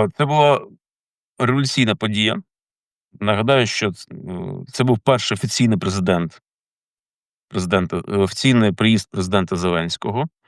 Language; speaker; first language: Ukrainian; native; Ukrainian